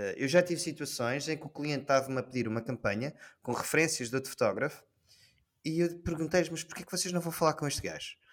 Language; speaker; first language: Portuguese; early bilingual, heritage; Portuguese